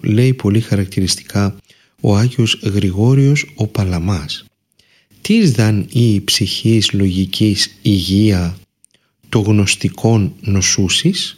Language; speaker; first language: Greek; native; Greek